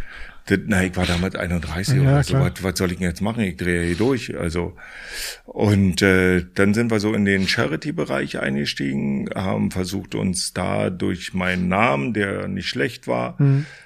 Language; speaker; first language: German; native; German